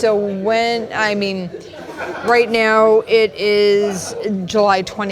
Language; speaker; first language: English; native; English